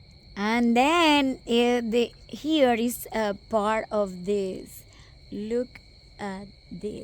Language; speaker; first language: English; non-native, local second language; Spanish